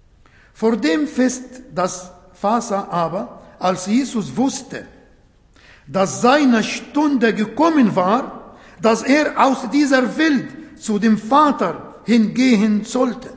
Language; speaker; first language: German; non-native, fluent; Arabic